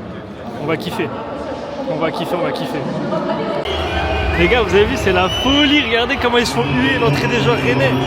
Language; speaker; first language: French; native; French